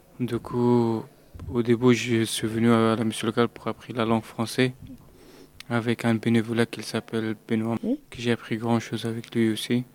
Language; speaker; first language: French; non-native, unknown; Persian